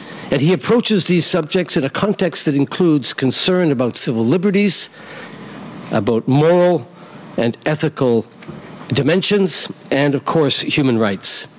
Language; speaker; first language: English; native; English